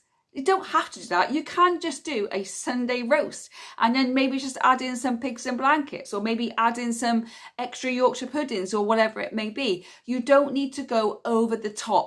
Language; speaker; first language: English; native; English